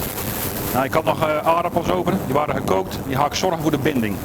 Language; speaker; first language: Dutch; native; Dutch